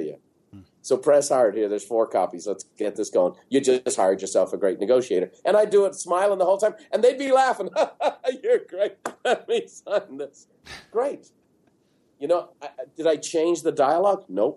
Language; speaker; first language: English; native; English